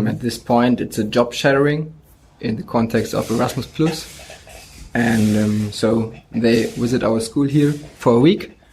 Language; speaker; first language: English; non-native, fluent; German